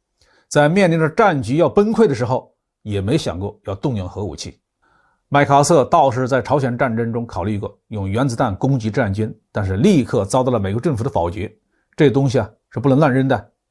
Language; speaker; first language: Chinese; native; Chinese